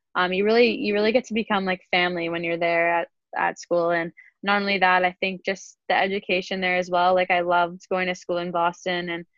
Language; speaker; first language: English; native; English